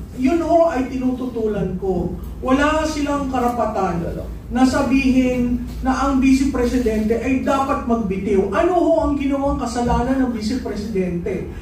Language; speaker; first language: Filipino; native; Filipino